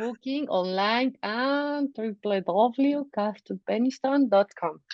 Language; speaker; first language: English; non-native, fluent; Spanish